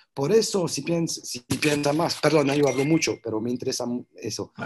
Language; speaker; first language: Spanish; non-native, learner; French